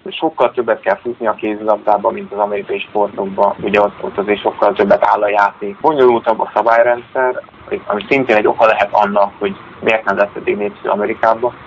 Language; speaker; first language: Hungarian; native; Hungarian